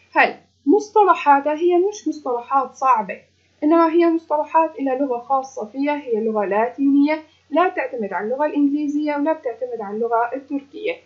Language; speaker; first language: Arabic; native; Arabic